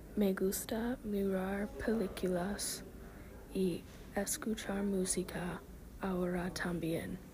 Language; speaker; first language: Spanish; non-native, learner; English